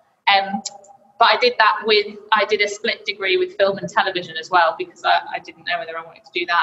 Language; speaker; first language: English; native; English